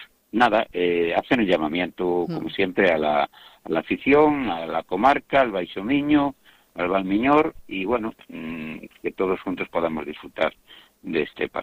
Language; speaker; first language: Spanish; native; Spanish